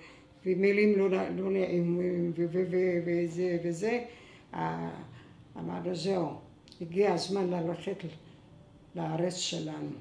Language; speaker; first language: Hebrew; non-native, fluent; Arabic